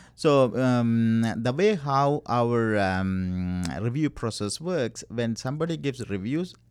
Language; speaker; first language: English; non-native, local second language; Tamil